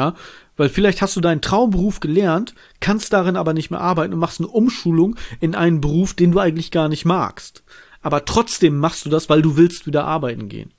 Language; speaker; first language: German; native; German